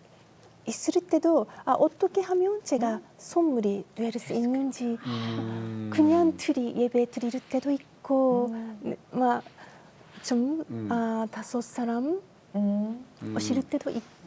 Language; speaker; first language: Korean; non-native, learner; Japanese